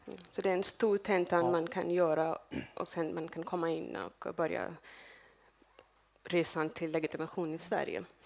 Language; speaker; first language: Swedish; non-native, fluent; Urdu